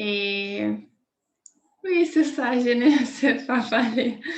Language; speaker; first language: French; non-native, learner; Portuguese